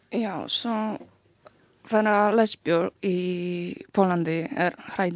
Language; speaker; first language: Icelandic; non-native, learner; Polish